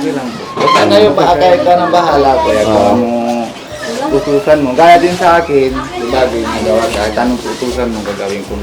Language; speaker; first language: Filipino; non-native, learner; Punjabi